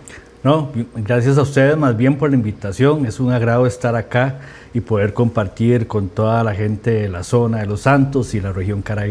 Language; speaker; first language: Spanish; native; Spanish